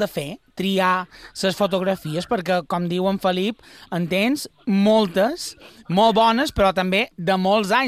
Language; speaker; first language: Catalan; native; Catalan